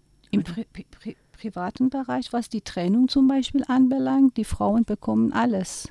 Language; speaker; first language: German; non-native, fluent; Persian